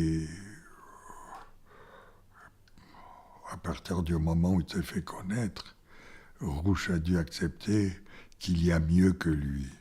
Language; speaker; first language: French; non-native, fluent; Bulgarian